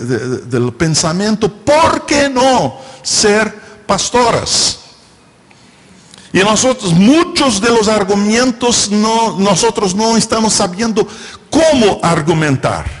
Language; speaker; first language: Spanish; non-native, fluent; Portuguese